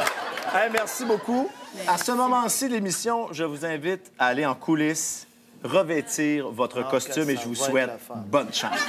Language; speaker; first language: French; native; French